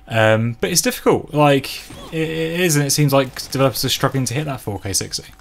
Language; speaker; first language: English; native; English